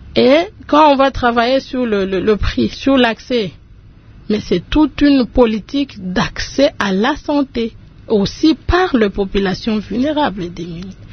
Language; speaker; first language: French; non-native, local second language; Lingala